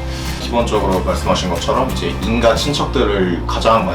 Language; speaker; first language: Korean; native; Korean